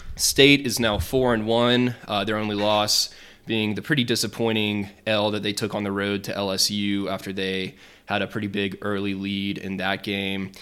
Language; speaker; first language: English; native; English